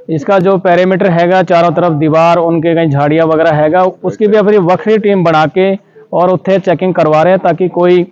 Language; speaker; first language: Hindi; non-native, local second language; Punjabi